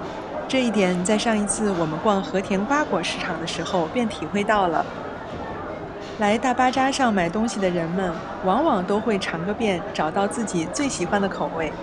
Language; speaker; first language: Chinese; native; Chinese